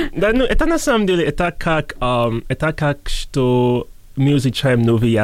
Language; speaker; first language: Russian; non-native, learner; English